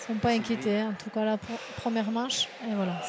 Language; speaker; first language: French; native; French